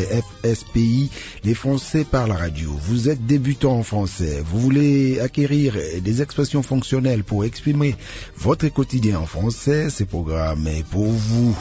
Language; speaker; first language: French; non-native, local second language; Lingala